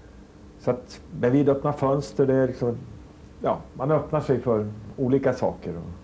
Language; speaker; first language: Swedish; native; Swedish